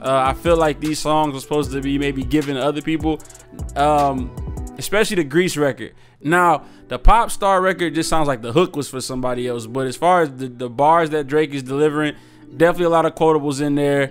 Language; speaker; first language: English; native; English